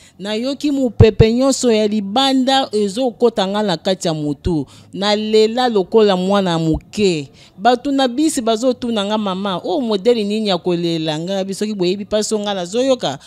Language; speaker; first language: Lingala; native; Lingala